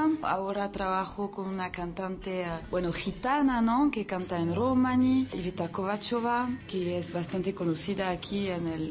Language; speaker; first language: Spanish; early bilingual, heritage; French